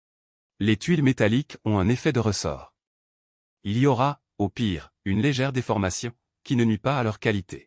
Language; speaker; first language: French; native; French